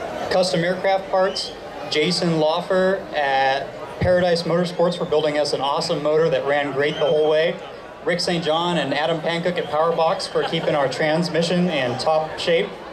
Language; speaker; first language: English; native; English